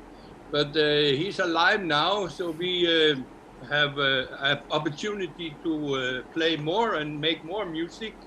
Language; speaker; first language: English; non-native, learner; Icelandic